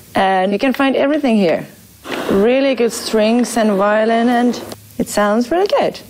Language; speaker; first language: English; non-native, fluent; Finnish